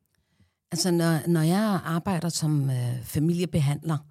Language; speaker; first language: Danish; non-native, fluent; Arabic